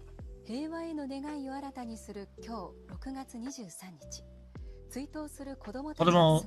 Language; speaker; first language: Japanese; native; Japanese